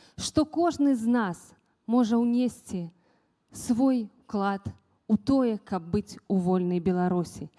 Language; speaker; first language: Belarusian; native; Belarusian